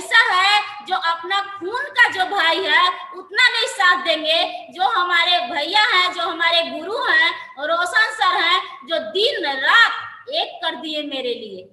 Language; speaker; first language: Hindi; non-native, local second language; Bhojpuri